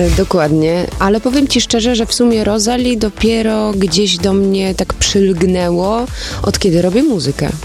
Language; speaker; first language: Polish; early bilingual, other home language; German